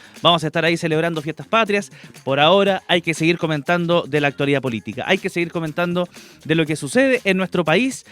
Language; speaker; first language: Spanish; native; Spanish